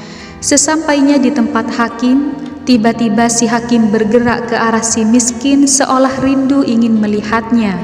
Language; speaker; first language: Indonesian; native; Indonesian